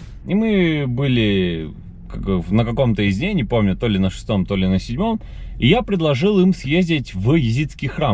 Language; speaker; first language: Russian; non-native, local second language; Armenian